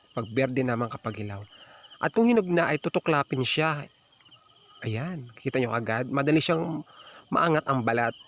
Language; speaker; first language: Filipino; native; Filipino